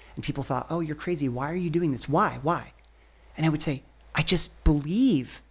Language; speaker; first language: English; native; English